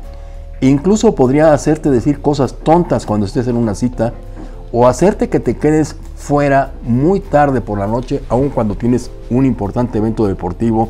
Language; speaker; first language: Spanish; native; Spanish